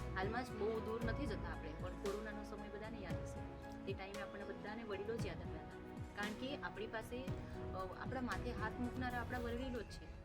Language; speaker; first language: Gujarati; non-native, local second language; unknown